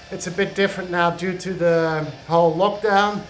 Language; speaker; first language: English; non-native, fluent; Dutch